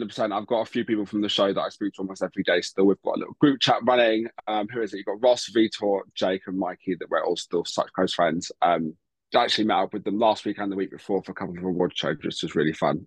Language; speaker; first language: English; native; English